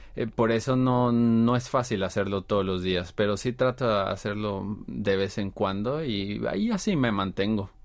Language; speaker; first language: Spanish; native; Spanish